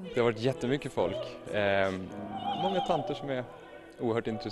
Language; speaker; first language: Swedish; native; Swedish